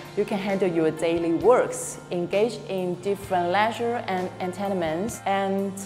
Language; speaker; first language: English; non-native, fluent; Chinese